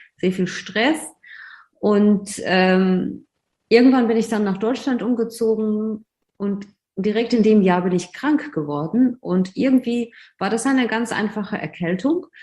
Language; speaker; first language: German; non-native, fluent; Russian